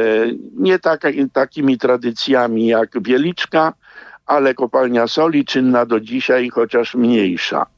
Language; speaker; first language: Polish; native; Polish